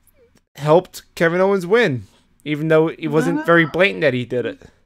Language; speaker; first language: English; native; English